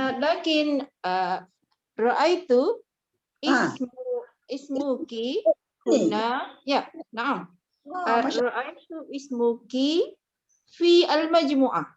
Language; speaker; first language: Arabic; non-native, learner; Malay